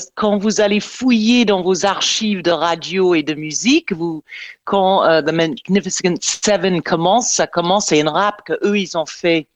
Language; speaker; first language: French; non-native, fluent; English